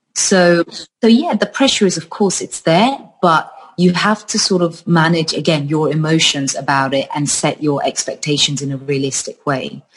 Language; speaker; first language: English; early bilingual, other home language; Georgian